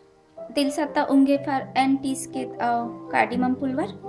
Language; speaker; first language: Swedish; non-native, learner; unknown